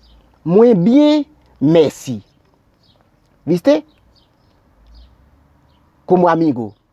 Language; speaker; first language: Spanish; non-native, learner; Haitian Creole